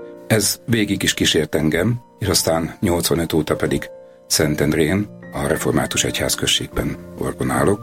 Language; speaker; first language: Hungarian; native; Hungarian